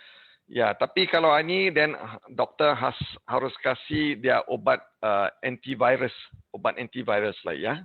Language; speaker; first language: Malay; non-native, learner; English